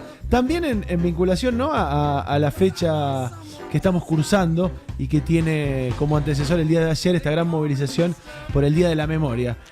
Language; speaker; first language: Spanish; native; Spanish